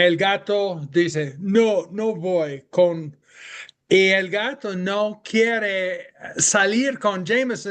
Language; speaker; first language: Spanish; non-native, fluent; English